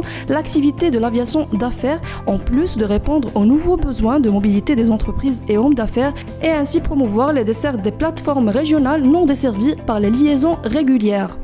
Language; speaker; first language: French; non-native, local second language; Arabic